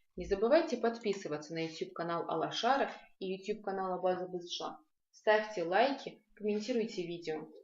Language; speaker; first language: Russian; non-native, local second language; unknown